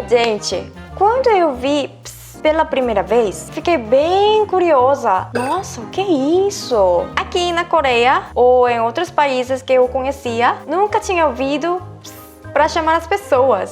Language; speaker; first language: Portuguese; non-native, fluent; Korean